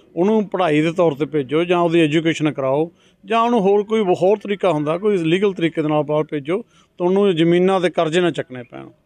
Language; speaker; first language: Punjabi; native; Punjabi